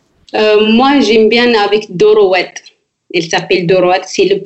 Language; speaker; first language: French; non-native, learner; Amharic